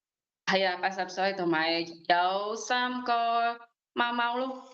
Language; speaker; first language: Cantonese; non-native, learner; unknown